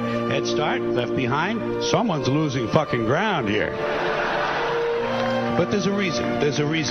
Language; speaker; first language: English; native; English